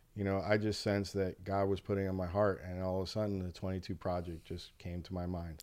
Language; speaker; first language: English; early bilingual, other home language; Spanish